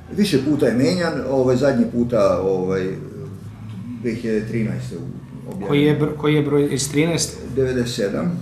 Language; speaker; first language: Bosnian; non-native, local second language; Hungarian